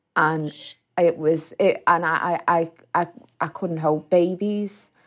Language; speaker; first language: English; native; English